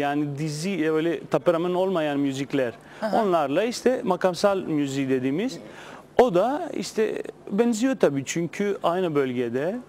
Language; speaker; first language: Turkish; non-native, fluent; Greek